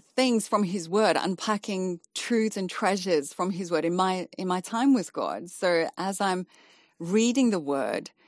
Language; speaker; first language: English; native; English